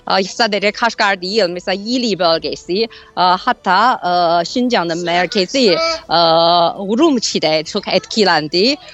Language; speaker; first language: Turkish; non-native, fluent; Chinese